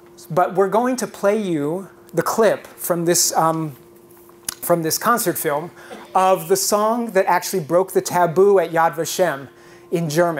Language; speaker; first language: English; native; English